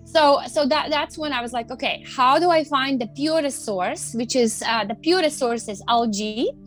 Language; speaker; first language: English; non-native, fluent; Latvian